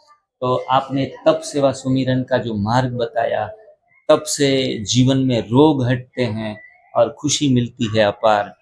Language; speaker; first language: Hindi; non-native, local second language; Gujarati